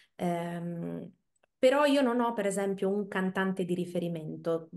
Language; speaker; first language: Italian; native; Italian